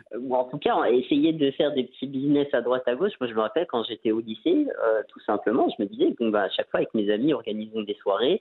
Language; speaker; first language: French; non-native, local second language; Arabic